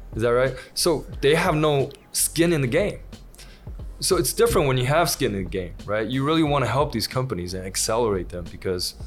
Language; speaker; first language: English; native; English